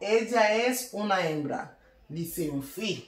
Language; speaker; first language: Spanish; non-native, learner; Haitian Creole